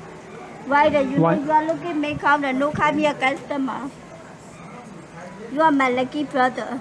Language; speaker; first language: English; non-native, learner; Burmese